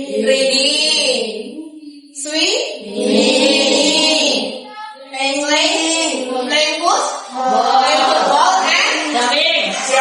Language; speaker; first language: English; non-native, learner; Indonesian